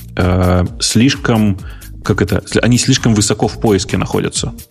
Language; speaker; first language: Russian; native; Russian